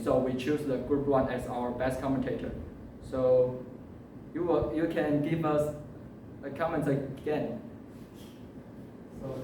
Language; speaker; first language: English; non-native, learner; Chinese